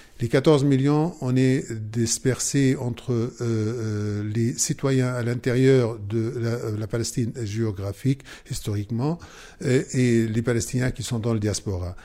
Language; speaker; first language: French; non-native, fluent; Arabic